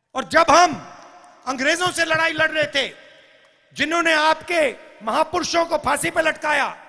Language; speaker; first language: Hindi; native; Hindi